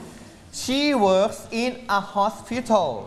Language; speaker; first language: English; non-native, fluent; Thai